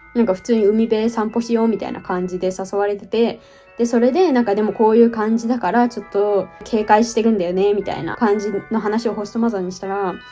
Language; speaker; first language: Japanese; native; Japanese